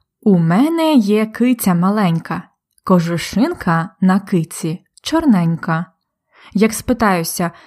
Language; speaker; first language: Ukrainian; native; Ukrainian